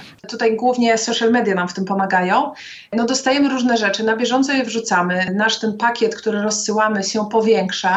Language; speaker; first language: Polish; native; Polish